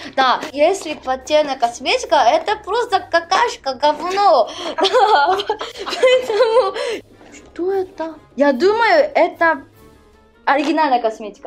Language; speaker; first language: Russian; non-native, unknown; Korean